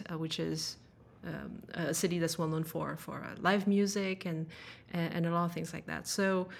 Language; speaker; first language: English; non-native, fluent; French